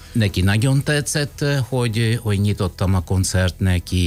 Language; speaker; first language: Hungarian; non-native, fluent; Italian